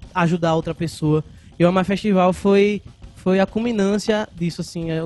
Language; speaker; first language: Portuguese; native; Portuguese